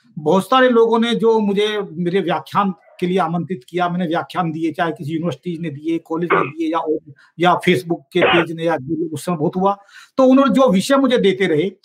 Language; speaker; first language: Hindi; native; Hindi